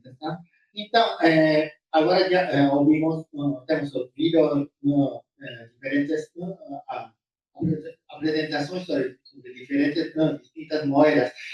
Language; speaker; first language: Portuguese; non-native, fluent; Japanese